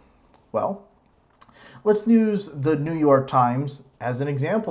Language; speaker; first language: English; native; English